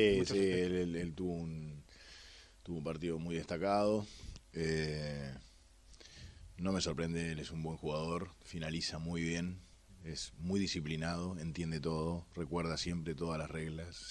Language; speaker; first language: Spanish; native; Spanish